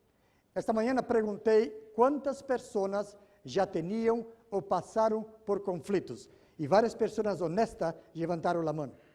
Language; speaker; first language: Spanish; non-native, fluent; Portuguese